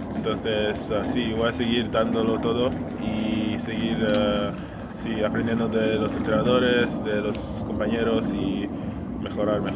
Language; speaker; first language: Spanish; non-native, fluent; English